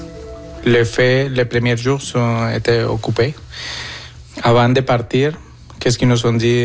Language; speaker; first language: French; non-native, fluent; Spanish